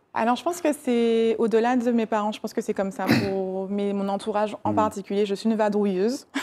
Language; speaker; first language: French; native; French